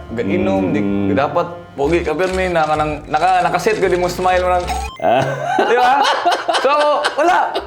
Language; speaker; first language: Cebuano; native; Cebuano